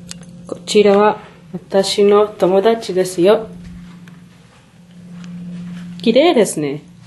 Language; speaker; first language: Japanese; non-native, learner; English